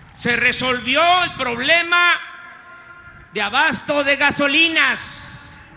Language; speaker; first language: Spanish; native; Spanish